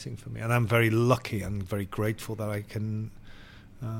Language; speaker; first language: English; native; English